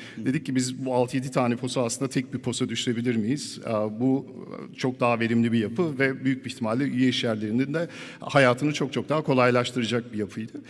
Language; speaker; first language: Turkish; early bilingual, heritage; Turkish